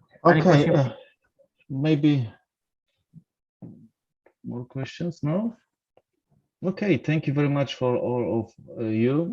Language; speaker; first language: English; non-native, fluent; Polish